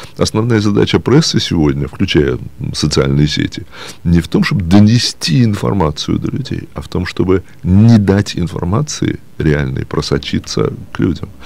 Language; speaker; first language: Russian; native; Russian